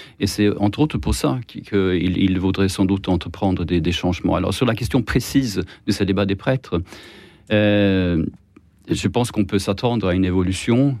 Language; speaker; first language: French; non-native, fluent; Swedish